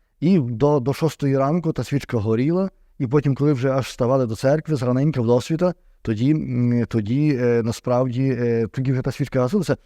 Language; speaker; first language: Ukrainian; native; Ukrainian